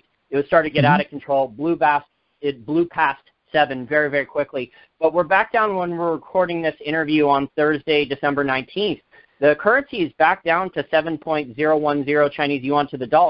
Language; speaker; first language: English; native; English